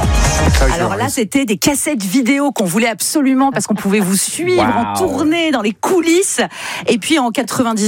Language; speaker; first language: French; native; French